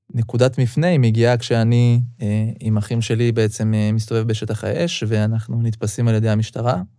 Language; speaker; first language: Hebrew; early bilingual, other home language; Russian